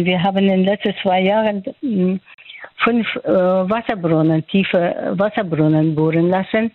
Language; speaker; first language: German; non-native, fluent; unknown